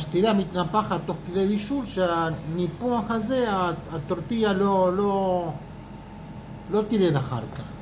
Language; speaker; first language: Hebrew; non-native, fluent; Spanish